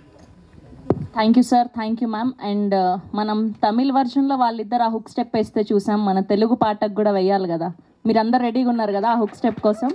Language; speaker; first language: Telugu; native; Telugu